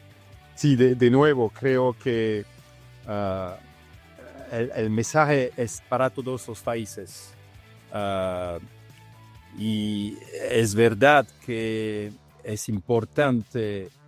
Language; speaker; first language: Spanish; non-native, fluent; Italian